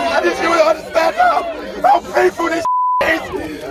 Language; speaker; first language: English; native; English